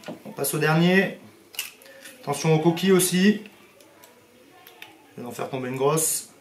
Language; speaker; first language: French; native; French